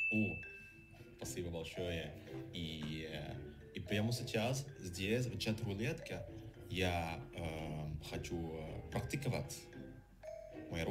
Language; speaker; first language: Russian; non-native, learner; Indonesian